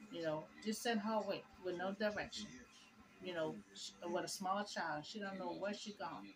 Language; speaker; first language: English; native; English